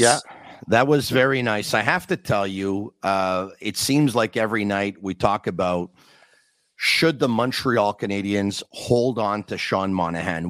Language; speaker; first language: English; native; English